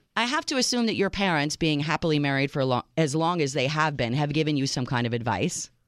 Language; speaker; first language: English; native; English